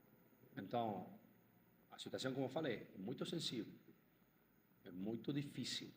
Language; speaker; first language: Portuguese; non-native, fluent; Spanish